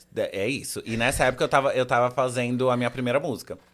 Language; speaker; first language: Portuguese; native; Portuguese